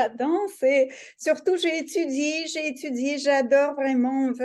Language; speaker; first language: French; non-native, fluent; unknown